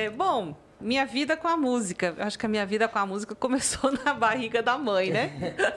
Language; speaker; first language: Portuguese; early bilingual, other home language; Chinese